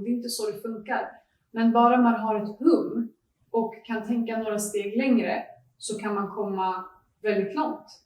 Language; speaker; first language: Swedish; native; Swedish